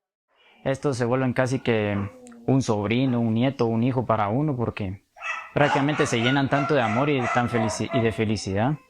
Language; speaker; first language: Spanish; native; Spanish